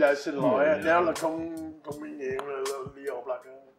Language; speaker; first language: Vietnamese; early bilingual, heritage; English